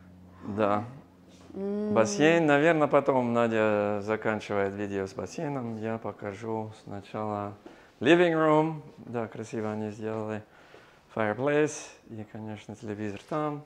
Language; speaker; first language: Russian; non-native, learner; English